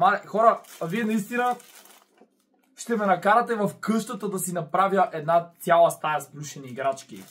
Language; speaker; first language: Bulgarian; native; Bulgarian